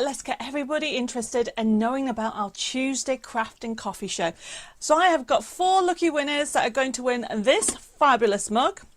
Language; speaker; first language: English; native; English